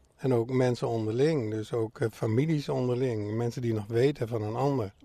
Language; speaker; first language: Dutch; native; Dutch